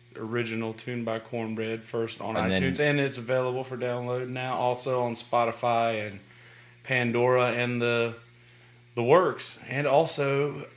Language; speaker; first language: English; native; English